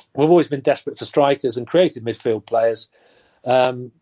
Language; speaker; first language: English; native; English